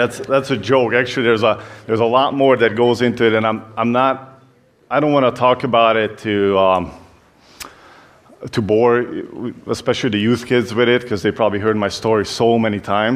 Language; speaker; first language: English; non-native, fluent; Hungarian